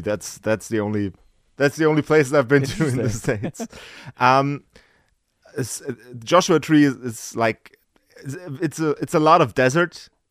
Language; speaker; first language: English; non-native, fluent; German